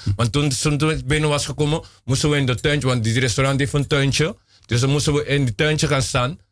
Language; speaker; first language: Dutch; non-native, local second language; Papiamento